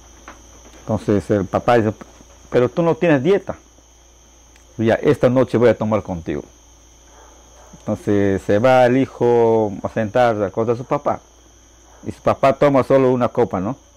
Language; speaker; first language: Spanish; non-native, local second language; Shipibo-Conibo